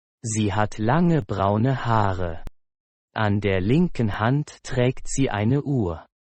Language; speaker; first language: German; non-native, fluent; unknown